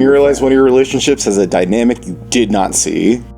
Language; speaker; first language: English; native; English